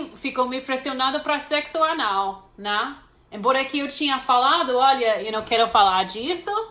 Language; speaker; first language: Portuguese; non-native, fluent; English